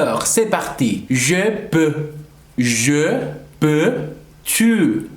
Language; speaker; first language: French; non-native, fluent; Spanish